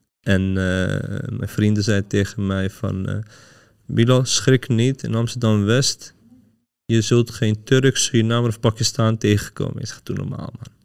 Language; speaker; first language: Dutch; early bilingual, other home language; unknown